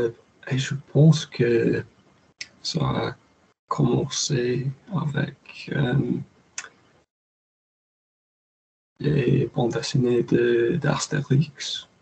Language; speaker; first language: French; non-native, learner; English